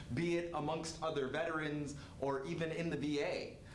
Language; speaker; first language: English; native; English